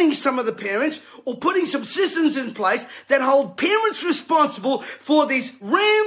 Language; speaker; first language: English; native; English